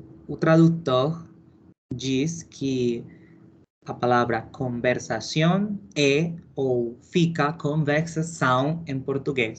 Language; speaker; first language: Portuguese; non-native, learner; Spanish